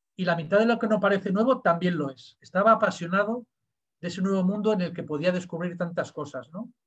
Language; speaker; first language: Spanish; native; Spanish